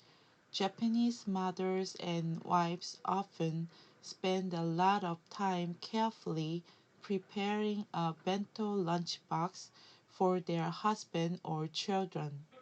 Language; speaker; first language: English; non-native, learner; Korean